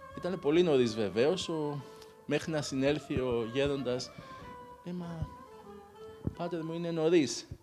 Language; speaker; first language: Greek; native; Greek